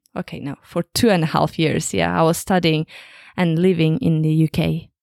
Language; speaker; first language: English; non-native, fluent; Kazakh